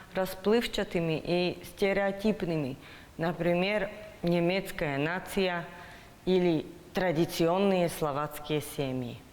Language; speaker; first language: Russian; non-native, fluent; Slovak